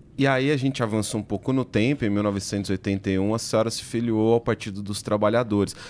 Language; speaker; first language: Portuguese; native; Portuguese